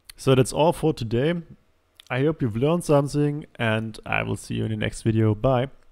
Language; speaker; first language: English; non-native, fluent; German